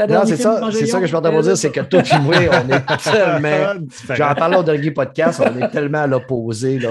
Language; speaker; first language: French; native; French